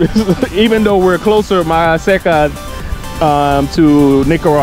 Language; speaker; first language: Spanish; non-native, learner; English